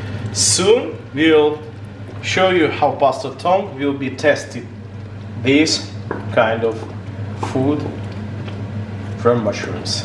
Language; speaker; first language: English; non-native, learner; Ukrainian